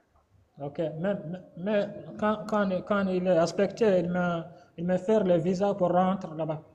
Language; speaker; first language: French; non-native, learner; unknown